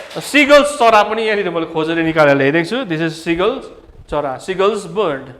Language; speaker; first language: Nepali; native; Nepali